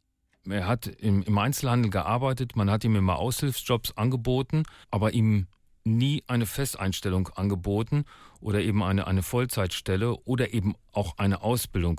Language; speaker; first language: German; native; German